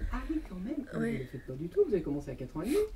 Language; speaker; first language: French; native; French